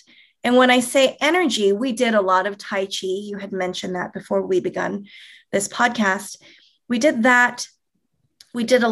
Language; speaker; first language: English; native; English